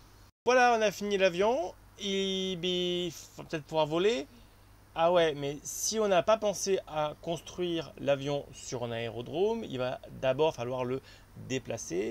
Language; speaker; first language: French; native; French